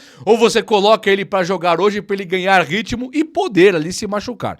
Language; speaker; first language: Portuguese; native; Portuguese